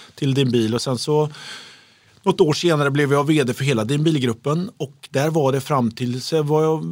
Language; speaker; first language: Swedish; native; Swedish